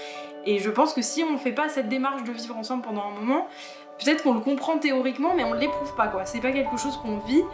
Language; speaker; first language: French; native; French